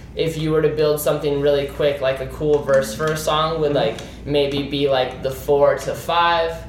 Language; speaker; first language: English; native; English